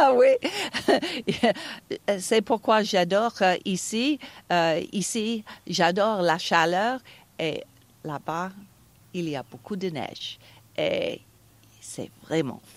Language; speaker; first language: French; non-native, fluent; English